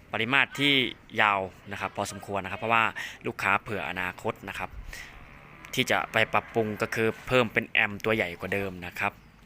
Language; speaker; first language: Thai; non-native, local second language; Northeastern Thai